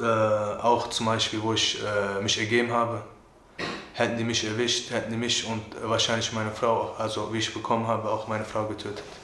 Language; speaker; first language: German; early bilingual, other home language; Turkish